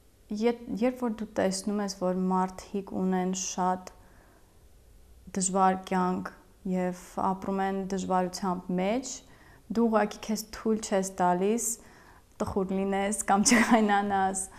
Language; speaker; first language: Armenian; early bilingual, heritage; Armenian